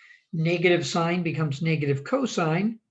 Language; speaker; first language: English; native; English